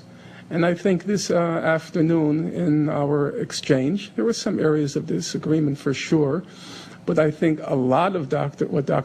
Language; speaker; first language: English; native; English